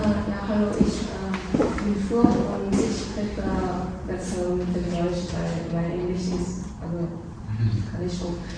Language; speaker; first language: German; non-native, learner; Vietnamese